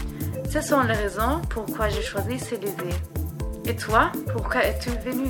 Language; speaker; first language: French; non-native, learner; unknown